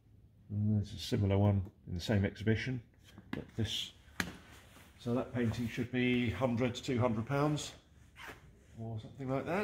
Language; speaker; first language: English; native; English